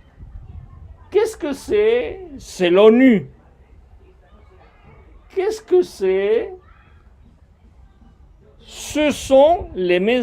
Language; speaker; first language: French; non-native, fluent; Spanish